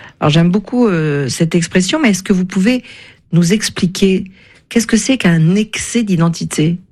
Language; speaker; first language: French; native; French